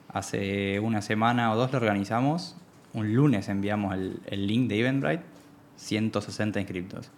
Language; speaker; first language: Spanish; native; Spanish